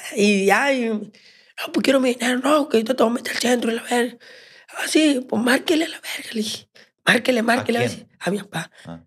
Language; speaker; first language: Spanish; native; Spanish